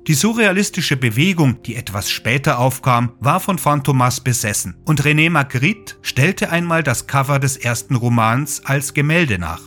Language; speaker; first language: German; native; German